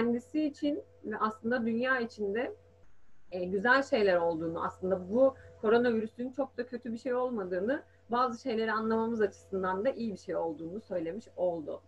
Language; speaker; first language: Turkish; native; Turkish